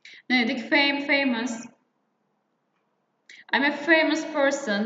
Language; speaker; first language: English; non-native, fluent; Turkish